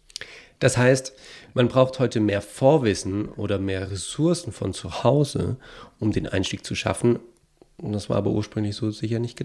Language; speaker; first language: German; native; German